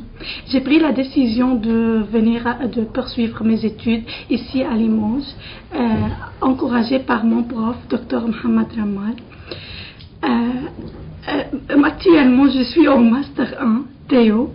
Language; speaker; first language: French; non-native, local second language; Arabic